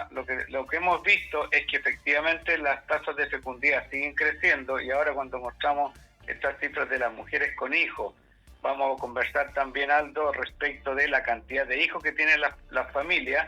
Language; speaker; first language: Spanish; native; Spanish